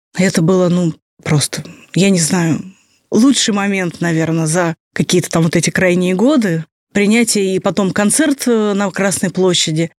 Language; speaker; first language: Russian; native; Russian